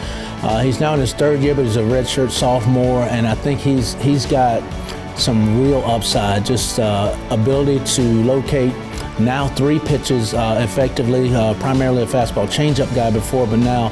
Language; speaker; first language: English; native; English